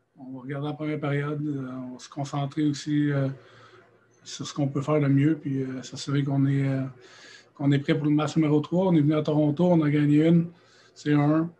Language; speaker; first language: French; native; French